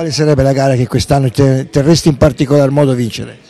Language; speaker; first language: Italian; native; Italian